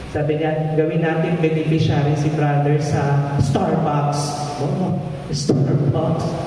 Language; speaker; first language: Filipino; non-native, local second language; Pampanga